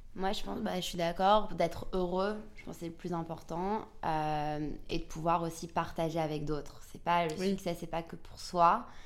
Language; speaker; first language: French; native; French